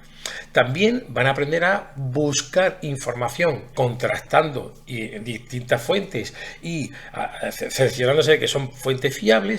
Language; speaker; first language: Spanish; native; Spanish